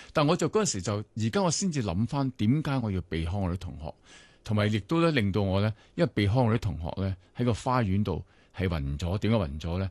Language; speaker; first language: Cantonese; non-native, local second language; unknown